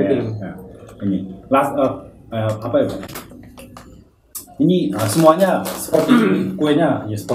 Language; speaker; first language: Indonesian; non-native, learner; Korean